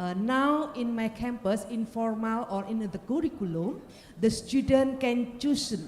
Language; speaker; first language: English; non-native, learner; Indonesian